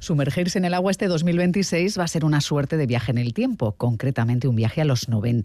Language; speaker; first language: Spanish; native; Spanish